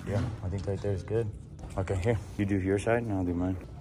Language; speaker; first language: English; native; English